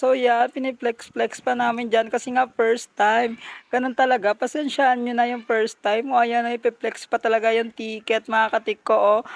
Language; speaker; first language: Filipino; non-native, local second language; Hiligaynon